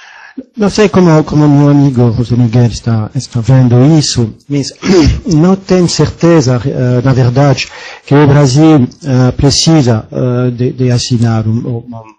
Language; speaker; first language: Portuguese; non-native, fluent; French